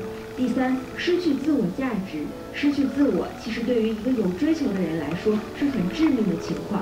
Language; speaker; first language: Chinese; native; Chinese